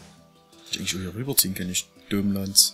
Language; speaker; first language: German; native; German